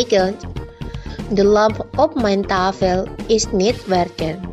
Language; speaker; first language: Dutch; non-native, learner; Indonesian